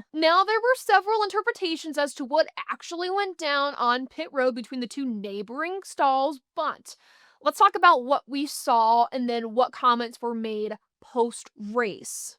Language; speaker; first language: English; native; English